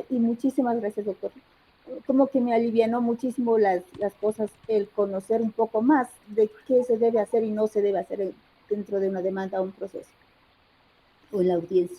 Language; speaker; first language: Spanish; native; Spanish